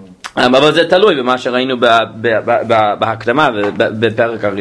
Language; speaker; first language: Hebrew; non-native, fluent; English